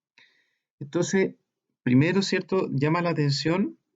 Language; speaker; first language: Spanish; native; Spanish